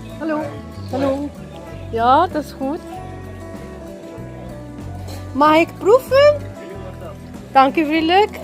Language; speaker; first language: Dutch; non-native, learner; Arabic